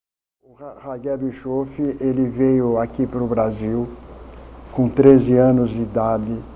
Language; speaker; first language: Portuguese; early bilingual, other home language; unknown